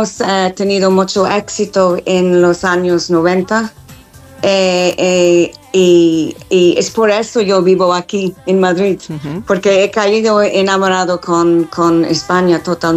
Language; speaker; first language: Spanish; non-native, fluent; English